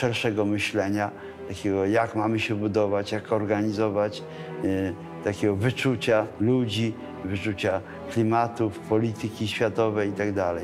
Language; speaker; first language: Polish; native; Polish